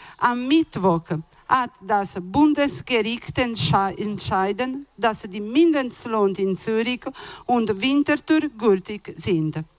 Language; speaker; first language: German; non-native, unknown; Italian